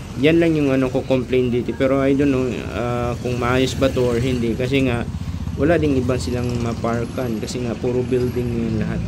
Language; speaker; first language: Filipino; non-native, local second language; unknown